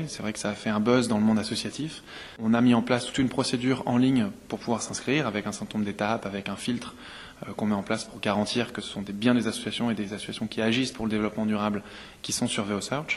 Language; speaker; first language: French; native; French